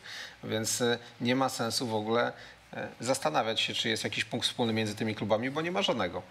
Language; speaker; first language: Polish; native; Polish